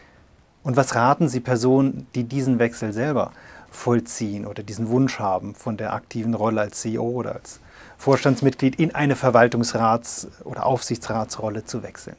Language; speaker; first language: German; native; German